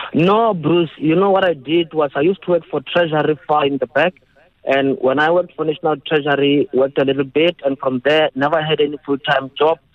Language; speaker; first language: English; non-native, local second language; Northern Sotho